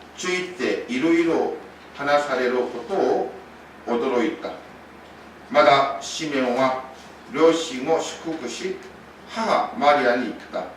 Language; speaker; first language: Japanese; non-native, fluent; Korean